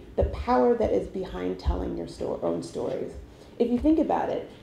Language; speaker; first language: English; non-native, local second language; Igbo